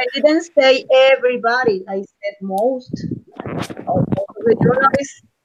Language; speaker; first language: English; non-native, learner; Spanish